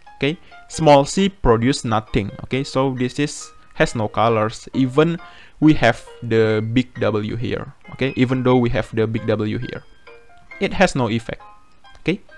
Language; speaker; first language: English; non-native, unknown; Indonesian